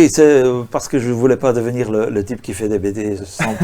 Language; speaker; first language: French; non-native, local second language; Dutch